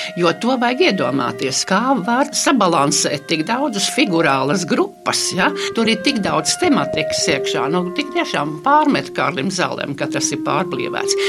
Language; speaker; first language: Latvian; native; Latvian